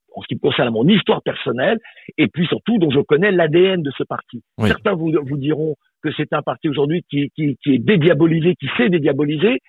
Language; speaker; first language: French; native; French